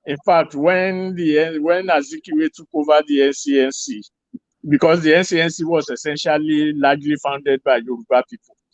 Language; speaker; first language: English; non-native, local second language; Yoruba